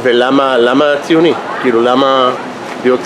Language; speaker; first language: Hebrew; non-native, fluent; English